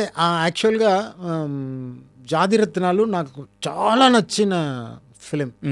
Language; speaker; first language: Telugu; non-native, fluent; Tamil